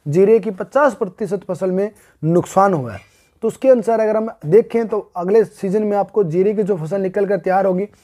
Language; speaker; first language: Hindi; native; Hindi